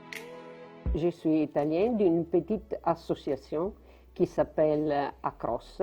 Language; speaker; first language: French; non-native, fluent; Italian